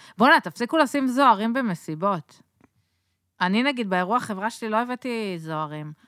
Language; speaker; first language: Hebrew; native; Hebrew